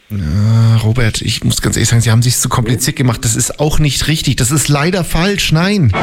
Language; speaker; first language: German; native; German